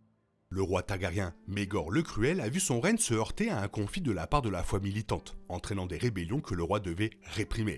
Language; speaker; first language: French; native; French